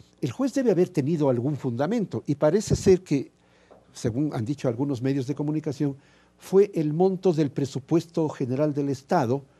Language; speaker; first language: Spanish; native; Spanish